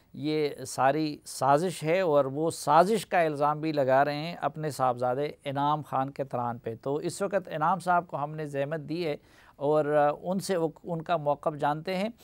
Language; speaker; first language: Urdu; non-native, local second language; Pashto